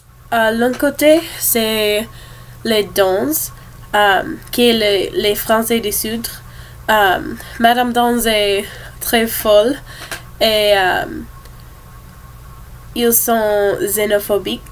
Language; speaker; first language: French; non-native, learner; English